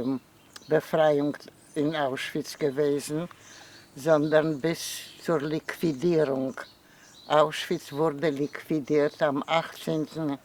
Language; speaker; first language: German; non-native, fluent; Polish